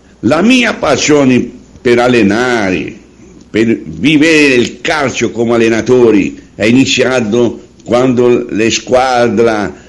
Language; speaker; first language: Italian; non-native, learner; Portuguese